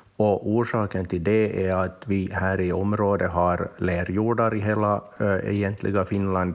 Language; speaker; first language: Swedish; native; Swedish